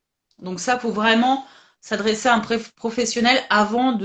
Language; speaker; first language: French; native; French